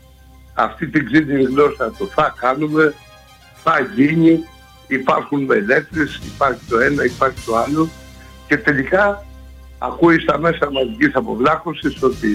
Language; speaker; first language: Greek; native; Greek